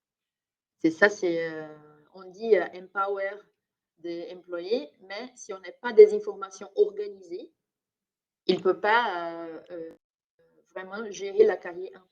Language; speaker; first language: French; non-native, fluent; Portuguese